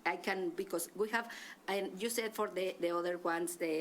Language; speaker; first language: English; non-native, learner; Spanish